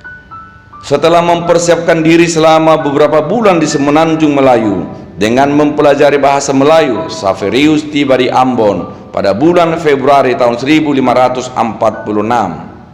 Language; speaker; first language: Indonesian; native; Indonesian